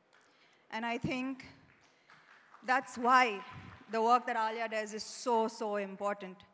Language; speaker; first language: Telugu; non-native, local second language; Tamil